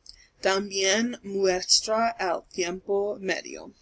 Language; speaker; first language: Spanish; non-native, learner; English